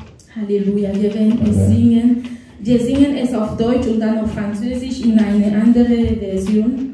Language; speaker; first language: German; non-native, fluent; French